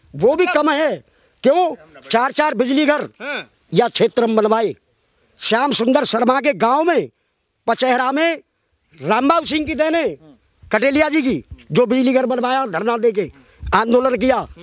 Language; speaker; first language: Hindi; native; Hindi